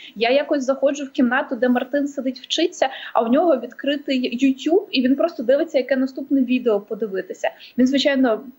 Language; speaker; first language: Ukrainian; native; Ukrainian